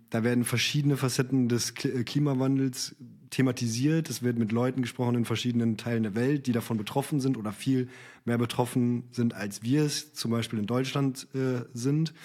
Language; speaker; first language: German; native; German